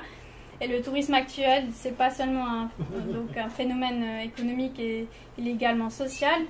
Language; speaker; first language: French; native; French